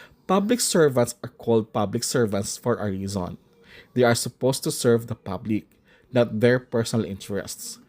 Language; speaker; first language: English; non-native, local second language; Filipino